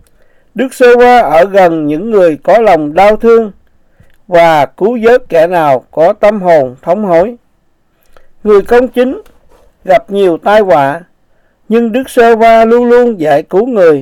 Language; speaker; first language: Vietnamese; native; Vietnamese